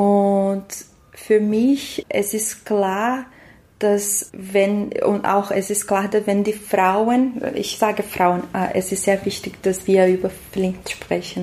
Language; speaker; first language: German; non-native, fluent; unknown